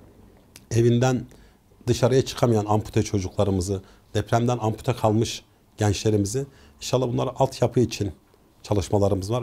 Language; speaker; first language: Turkish; native; Turkish